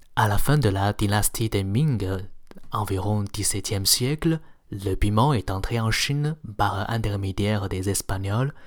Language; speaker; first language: French; non-native, fluent; Chinese